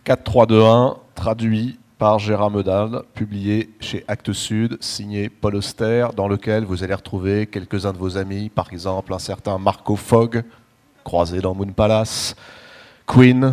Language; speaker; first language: French; native; French